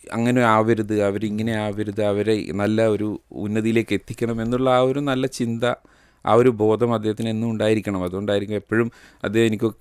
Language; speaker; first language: Malayalam; native; Malayalam